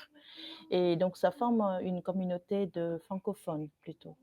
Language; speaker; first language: French; non-native, fluent; Vietnamese